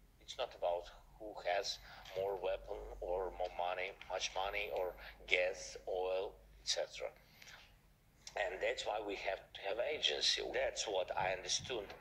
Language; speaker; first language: English; non-native, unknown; Ukrainian